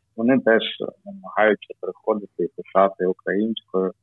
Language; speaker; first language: Ukrainian; non-native, local second language; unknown